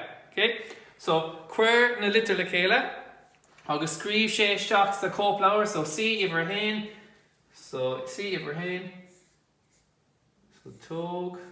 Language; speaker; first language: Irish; non-native, local second language; English